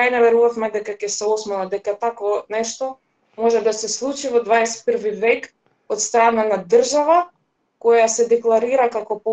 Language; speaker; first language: Macedonian; early bilingual, heritage; Macedonian